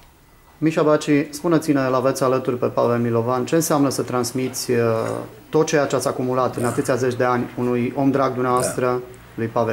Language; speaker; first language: Romanian; native; Romanian